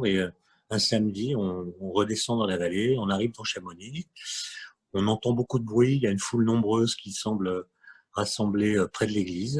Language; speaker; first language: French; native; French